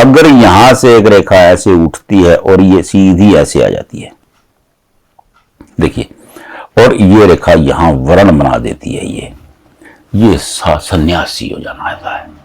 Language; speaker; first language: Hindi; native; Hindi